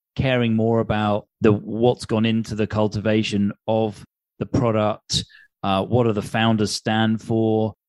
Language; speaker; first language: English; native; English